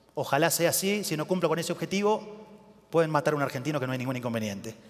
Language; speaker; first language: Spanish; native; Spanish